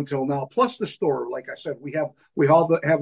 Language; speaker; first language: English; native; English